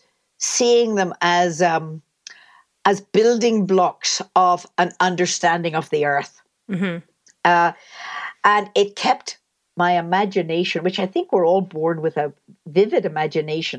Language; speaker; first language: English; native; English